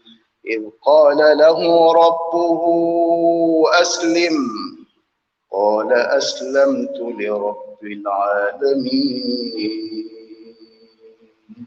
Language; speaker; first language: Arabic; native; Arabic